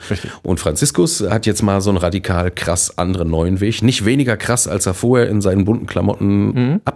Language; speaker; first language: German; native; German